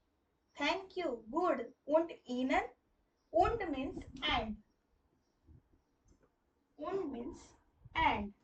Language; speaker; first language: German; non-native, fluent; Hindi